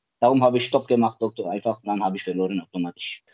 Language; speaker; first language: German; non-native, learner; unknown